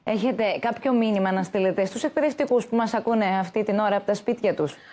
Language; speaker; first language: Greek; native; Greek